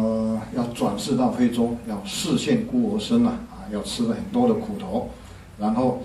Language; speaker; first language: Chinese; native; Chinese